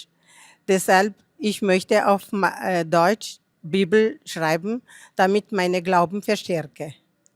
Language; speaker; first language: German; non-native, learner; Malayalam